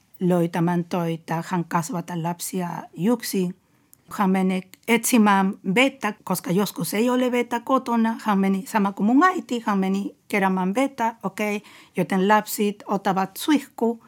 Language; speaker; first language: Finnish; non-native, fluent; Spanish